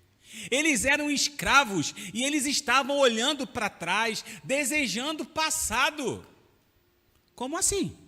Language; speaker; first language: Portuguese; native; Portuguese